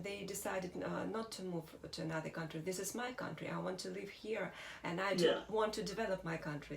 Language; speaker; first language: English; non-native, learner; Russian